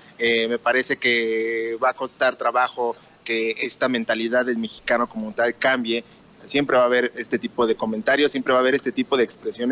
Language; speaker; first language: Spanish; native; Spanish